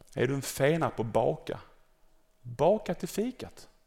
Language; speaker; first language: Swedish; native; Swedish